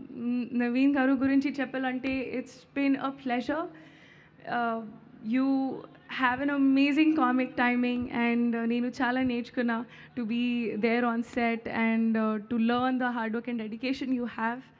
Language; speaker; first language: Telugu; non-native, local second language; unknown